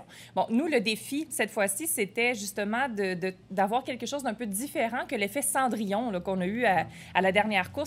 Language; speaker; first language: French; native; French